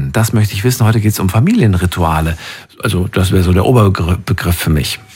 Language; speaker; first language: German; native; German